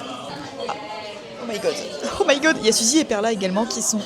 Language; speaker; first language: French; native; French